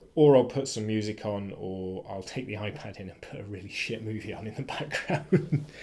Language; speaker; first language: English; native; English